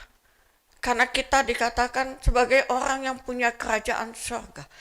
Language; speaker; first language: Indonesian; native; Indonesian